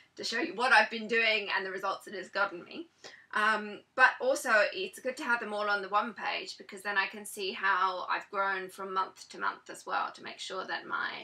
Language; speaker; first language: English; native; English